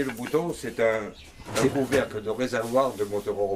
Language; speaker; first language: French; native; French